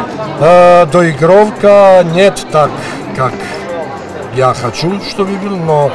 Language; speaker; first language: Russian; non-native, learner; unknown